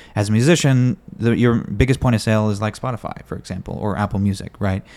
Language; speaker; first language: English; native; English